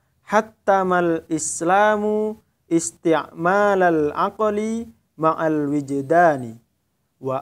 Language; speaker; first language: Arabic; non-native, fluent; Indonesian